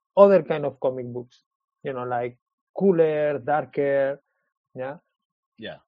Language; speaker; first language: English; non-native, fluent; Spanish